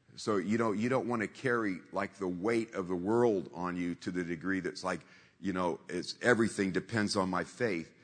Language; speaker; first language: English; native; English